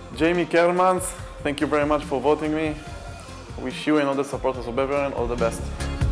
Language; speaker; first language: English; non-native, learner; Hebrew